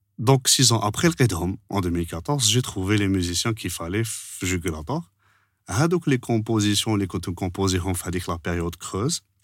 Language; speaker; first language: French; non-native, local second language; Arabic